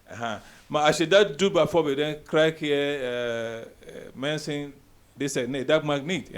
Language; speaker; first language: Dutch; non-native, learner; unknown